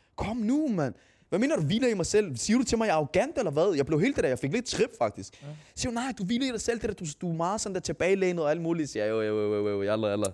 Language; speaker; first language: Danish; early bilingual, other home language; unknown